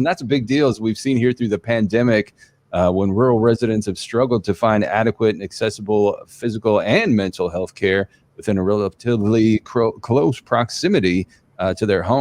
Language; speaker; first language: English; native; English